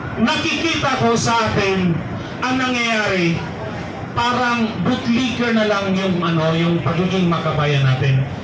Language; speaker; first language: Filipino; non-native, local second language; Cebuano